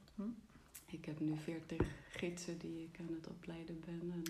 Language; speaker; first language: Dutch; non-native, fluent; Czech